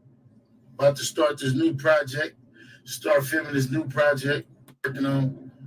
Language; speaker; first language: English; native; English